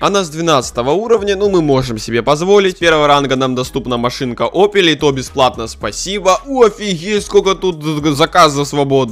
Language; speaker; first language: Russian; native; Russian